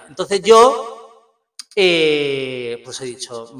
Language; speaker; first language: Spanish; native; Spanish